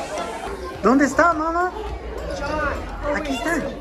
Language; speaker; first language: Spanish; early bilingual, other home language; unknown